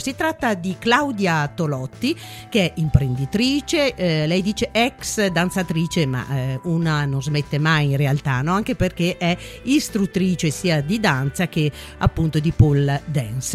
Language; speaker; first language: Italian; native; Italian